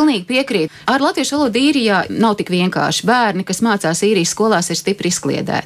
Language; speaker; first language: Latvian; native; Latvian